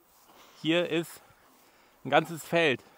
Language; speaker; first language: German; native; German